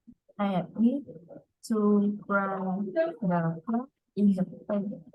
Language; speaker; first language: English; non-native, learner; Vietnamese